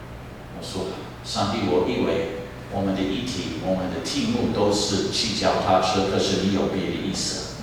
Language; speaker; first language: Chinese; non-native, fluent; English